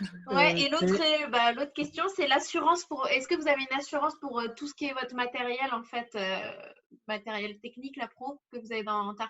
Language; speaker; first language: French; native; French